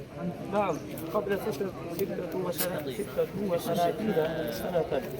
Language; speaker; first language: Arabic; non-native, learner; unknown